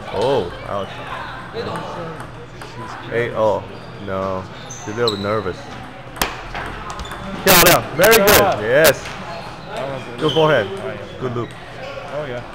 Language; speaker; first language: English; non-native, learner; Chinese